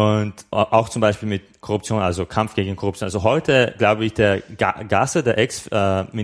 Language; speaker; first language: German; non-native, fluent; Slovak